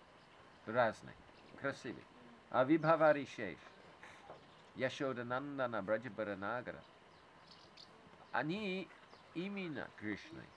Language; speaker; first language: Russian; non-native, fluent; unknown